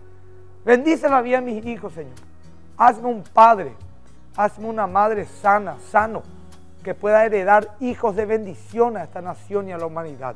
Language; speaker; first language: Spanish; native; Spanish